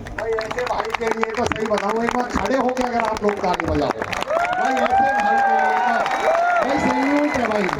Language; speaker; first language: Hindi; native; Hindi